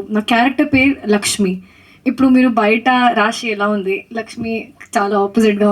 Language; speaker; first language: Telugu; non-native, fluent; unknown